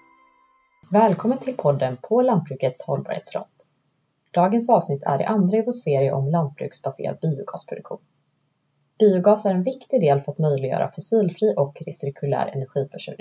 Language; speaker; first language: Swedish; native; Swedish